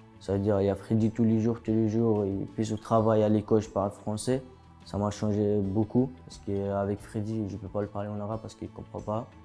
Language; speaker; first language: French; non-native, local second language; Arabic